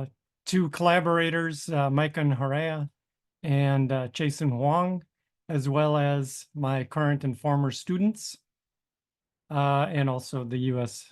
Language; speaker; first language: English; native; English